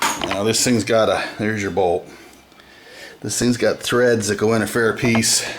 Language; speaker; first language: English; native; English